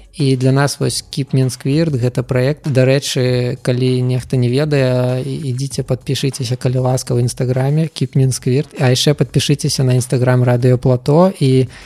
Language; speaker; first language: Belarusian; non-native, local second language; Russian